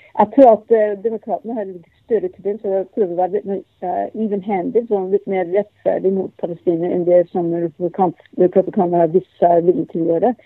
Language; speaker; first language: Norwegian; non-native, fluent; English